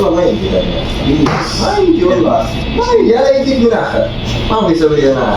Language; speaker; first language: Arabic; non-native, learner; Bangla